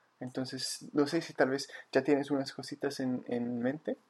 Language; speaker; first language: Spanish; non-native, fluent; English